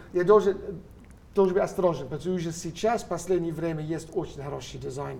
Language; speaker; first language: Russian; non-native, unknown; English